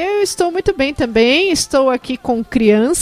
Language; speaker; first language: Portuguese; native; Portuguese